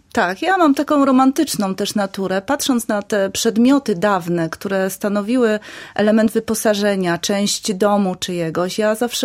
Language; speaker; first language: Polish; native; Polish